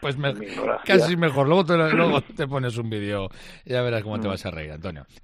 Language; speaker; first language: Spanish; native; Spanish